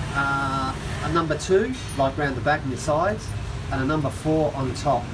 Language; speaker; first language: English; native; English